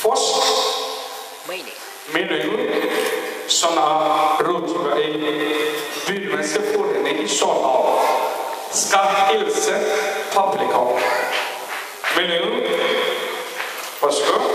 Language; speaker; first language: Swedish; non-native, learner; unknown